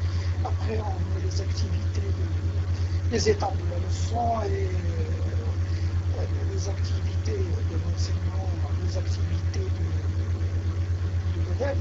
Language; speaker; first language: French; non-native, local second language; Arabic